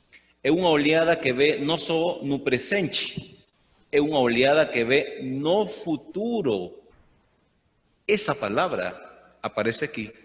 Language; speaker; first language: Portuguese; non-native, fluent; Spanish